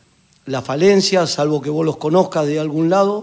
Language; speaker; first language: Spanish; native; Spanish